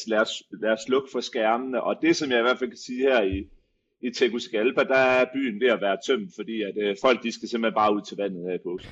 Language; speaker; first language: Danish; native; Danish